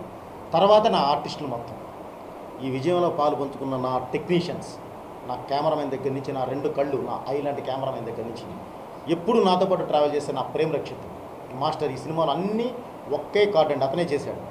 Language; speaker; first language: Telugu; native; Telugu